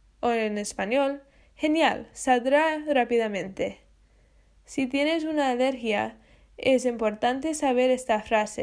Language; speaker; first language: Spanish; non-native, learner; English